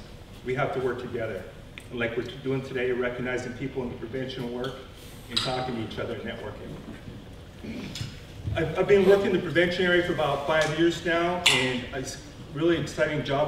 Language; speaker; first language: English; native; English